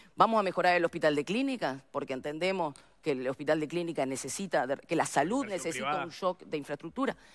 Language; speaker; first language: Spanish; native; Spanish